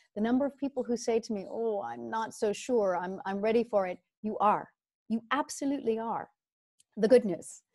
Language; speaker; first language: English; native; English